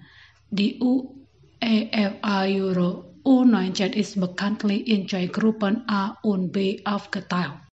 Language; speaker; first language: German; non-native, fluent; Indonesian